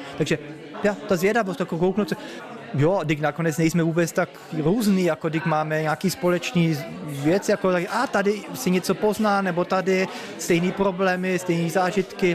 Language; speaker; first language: Czech; early bilingual, heritage; Czech